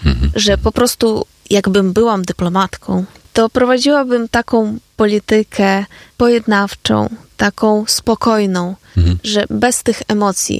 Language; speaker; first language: Polish; non-native, fluent; Ukrainian